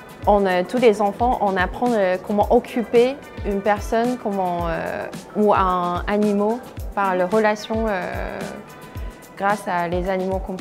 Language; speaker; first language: French; non-native, fluent; Chinese